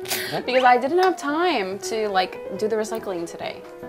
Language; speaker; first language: English; native; English